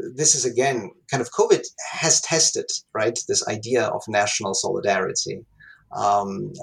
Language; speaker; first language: English; non-native, fluent; Italian